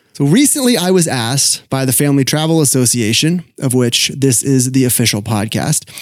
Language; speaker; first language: English; native; English